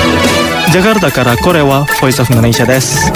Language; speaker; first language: Japanese; non-native, fluent; Indonesian